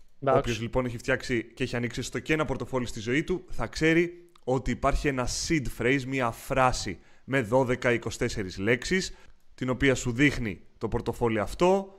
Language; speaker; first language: Greek; native; Greek